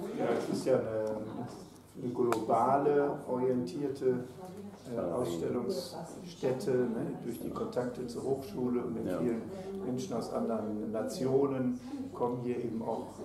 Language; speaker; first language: German; native; German